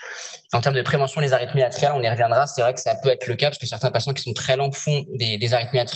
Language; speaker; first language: French; native; French